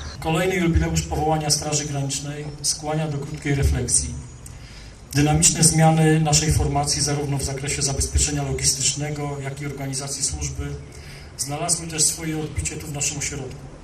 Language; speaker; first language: Polish; native; Polish